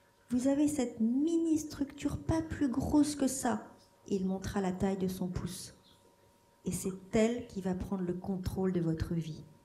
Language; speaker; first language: French; native; French